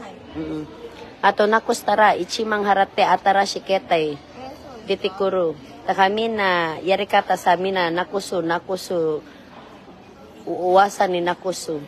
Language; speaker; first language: Japanese; non-native, learner; Filipino